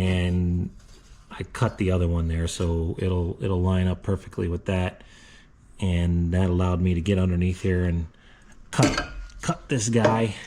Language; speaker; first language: English; native; English